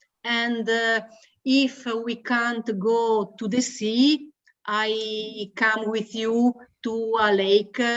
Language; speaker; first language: English; non-native, learner; Italian